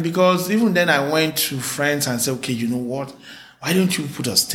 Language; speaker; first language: English; non-native, local second language; Yoruba